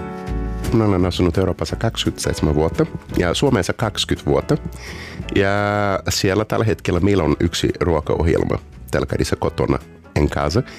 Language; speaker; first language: Finnish; non-native, fluent; Portuguese